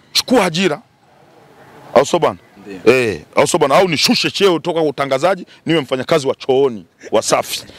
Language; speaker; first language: Swahili; native; Swahili